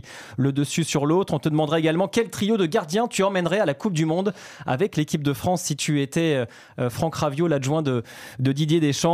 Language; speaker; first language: French; native; French